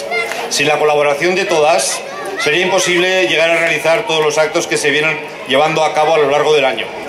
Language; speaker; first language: Spanish; native; Spanish